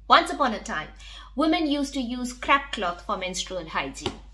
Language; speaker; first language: English; non-native, local second language; Bangla